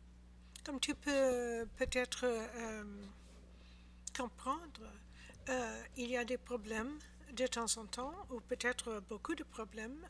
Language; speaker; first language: French; non-native, learner; English